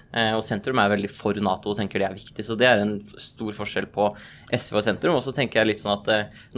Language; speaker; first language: Norwegian; native; Norwegian